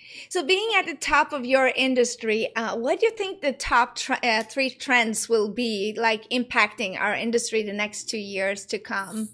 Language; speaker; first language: English; non-native, fluent; Norwegian